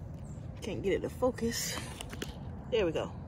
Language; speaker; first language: English; native; English